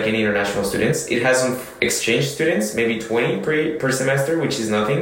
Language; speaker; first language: English; non-native, fluent; Spanish